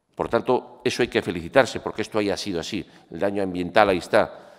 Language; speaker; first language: Spanish; native; Spanish